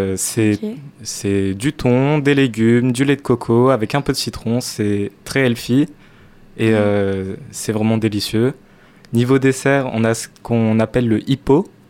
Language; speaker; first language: French; native; French